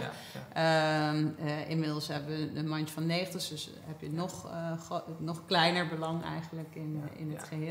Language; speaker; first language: Dutch; native; Dutch